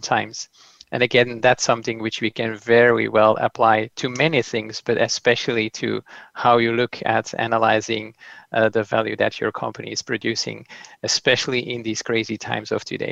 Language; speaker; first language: English; non-native, fluent; Dutch